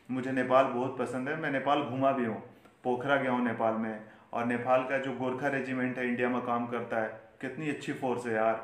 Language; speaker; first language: Hindi; native; Hindi